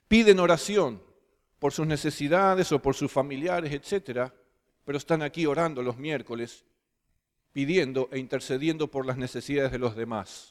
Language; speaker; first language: Spanish; native; Spanish